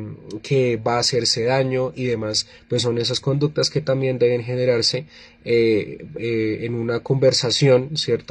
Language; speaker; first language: Spanish; native; Spanish